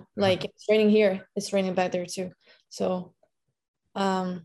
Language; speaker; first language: English; non-native, fluent; Lithuanian